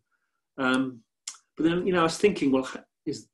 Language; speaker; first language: English; native; English